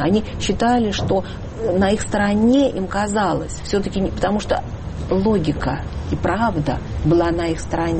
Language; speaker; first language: Russian; native; Russian